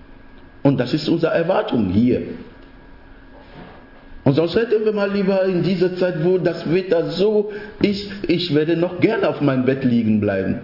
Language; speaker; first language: German; non-native, fluent; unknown